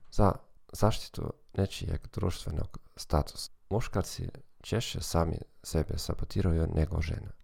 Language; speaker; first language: Croatian; early bilingual, heritage; German